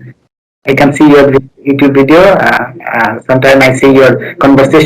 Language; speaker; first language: English; non-native, learner; Bangla